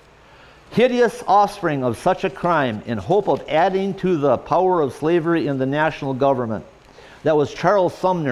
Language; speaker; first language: English; native; English